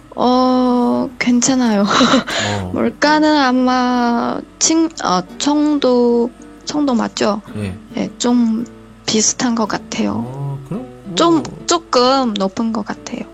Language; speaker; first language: Korean; early bilingual, heritage; Korean